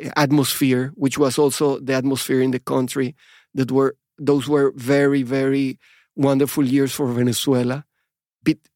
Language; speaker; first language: English; non-native, fluent; Spanish